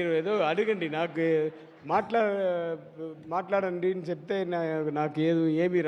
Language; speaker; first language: Telugu; non-native, learner; Tamil